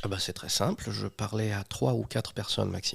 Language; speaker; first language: French; native; French